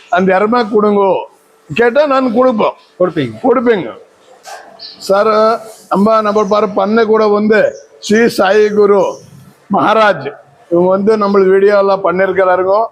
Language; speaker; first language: Tamil; non-native, local second language; Telugu